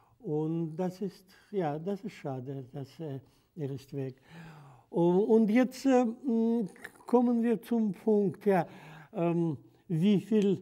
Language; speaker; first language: German; non-native, fluent; Russian